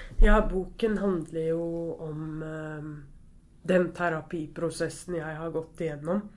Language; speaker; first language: Norwegian; early bilingual, other home language; Arabic